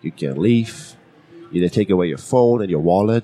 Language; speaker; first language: English; non-native, fluent; German